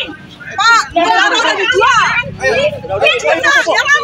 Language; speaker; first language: Malay; native; Malay